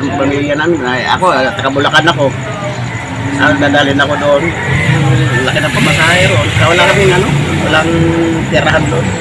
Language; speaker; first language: Filipino; native; Filipino